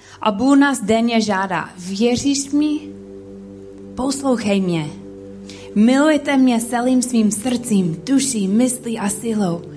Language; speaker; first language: Czech; non-native, learner; English